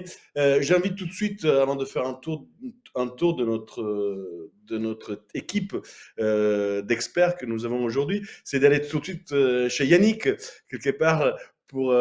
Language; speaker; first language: French; native; French